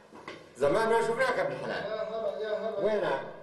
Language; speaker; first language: Arabic; native; Arabic